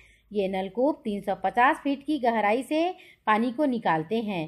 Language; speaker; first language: Hindi; native; Hindi